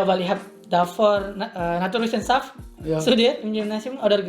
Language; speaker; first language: German; non-native, learner; Indonesian